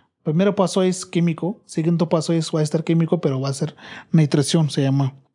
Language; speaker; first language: Spanish; non-native, learner; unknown